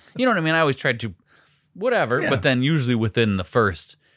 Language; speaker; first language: English; native; English